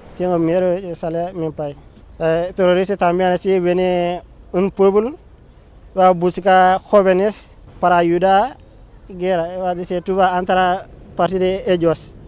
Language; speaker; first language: Spanish; non-native, learner; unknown